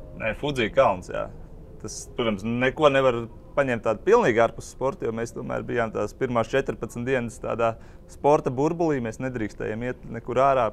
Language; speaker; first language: Latvian; native; Latvian